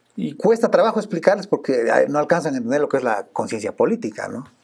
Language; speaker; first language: Spanish; native; Spanish